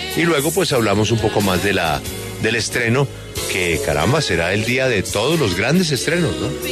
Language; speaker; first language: Spanish; native; Spanish